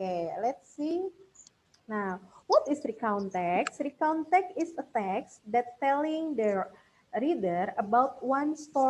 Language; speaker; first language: English; non-native, fluent; Indonesian